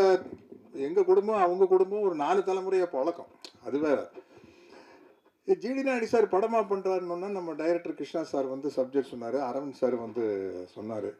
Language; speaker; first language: Tamil; native; Tamil